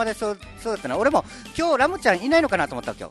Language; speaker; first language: Japanese; native; Japanese